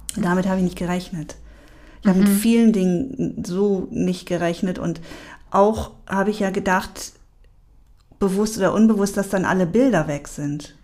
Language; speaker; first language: German; native; German